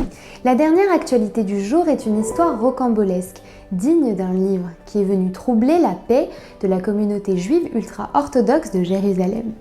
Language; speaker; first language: French; native; French